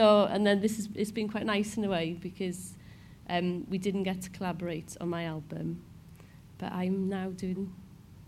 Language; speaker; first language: English; non-native, local second language; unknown